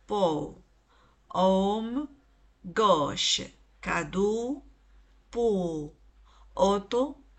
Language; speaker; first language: French; non-native, local second language; Arabic